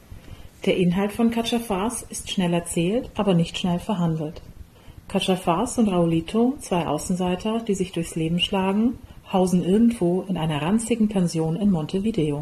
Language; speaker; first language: German; native; German